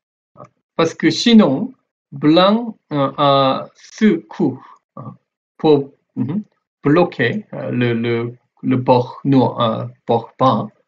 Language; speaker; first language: French; non-native, learner; Korean